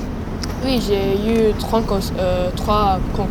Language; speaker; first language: French; non-native, learner; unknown